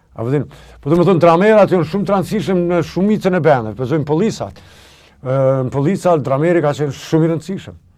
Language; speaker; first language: Albanian; native; Albanian